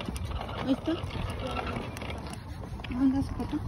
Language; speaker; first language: Spanish; native; Spanish